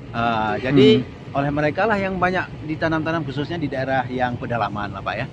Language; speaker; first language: Indonesian; native; Indonesian